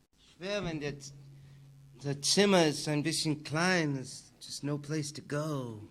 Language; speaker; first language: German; non-native, learner; English